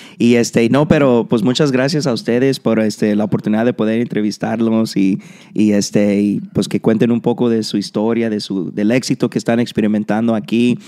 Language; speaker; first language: Spanish; early bilingual, heritage; Spanish